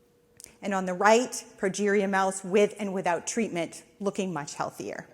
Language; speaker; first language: English; native; English